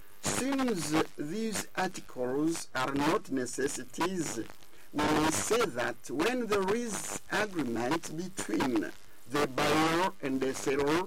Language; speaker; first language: English; non-native, fluent; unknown